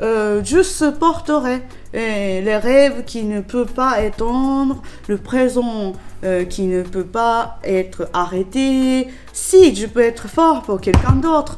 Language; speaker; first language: French; non-native, learner; Japanese